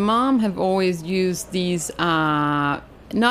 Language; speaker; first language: English; non-native, fluent; Danish